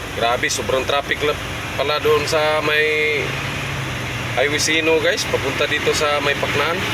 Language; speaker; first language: Filipino; non-native, local second language; Cebuano